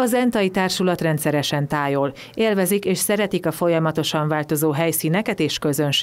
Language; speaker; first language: Hungarian; native; Hungarian